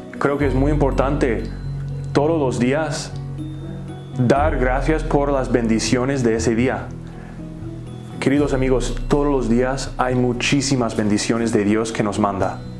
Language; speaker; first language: Spanish; native; Spanish